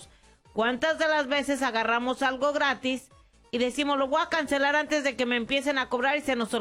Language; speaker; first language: Spanish; native; Spanish